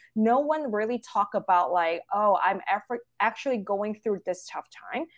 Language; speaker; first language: English; non-native, local second language; Cantonese